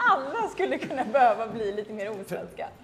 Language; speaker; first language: Swedish; native; Swedish